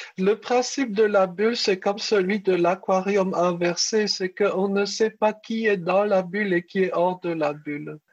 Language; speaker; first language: French; early bilingual, other home language; Czech